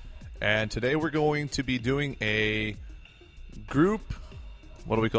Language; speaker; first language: English; native; English